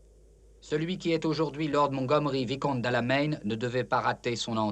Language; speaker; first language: French; native; French